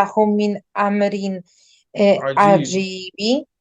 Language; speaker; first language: Arabic; non-native, learner; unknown